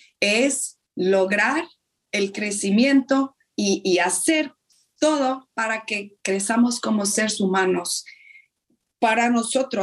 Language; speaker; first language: Spanish; non-native, fluent; Portuguese